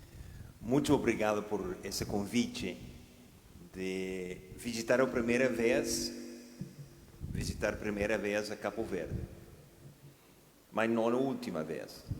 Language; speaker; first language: Portuguese; non-native, fluent; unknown